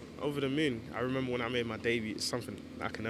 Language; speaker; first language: English; native; English